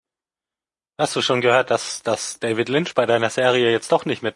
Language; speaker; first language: German; native; German